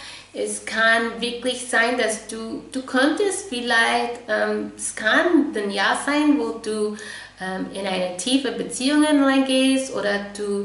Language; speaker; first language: German; non-native, fluent; English